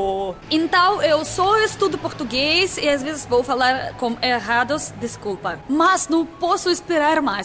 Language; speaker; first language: Portuguese; non-native, learner; Russian